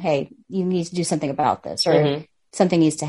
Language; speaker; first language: English; native; English